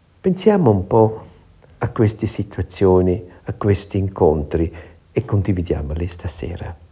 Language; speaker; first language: Italian; non-native, fluent; German